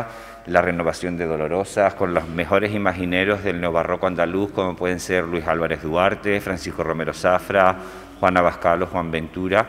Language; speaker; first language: Spanish; native; Spanish